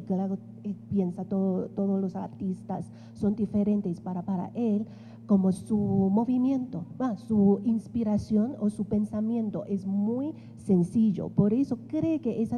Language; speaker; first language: Spanish; non-native, fluent; Chinese